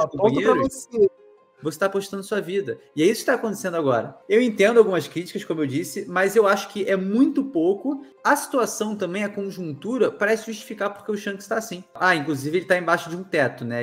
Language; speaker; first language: Portuguese; native; Portuguese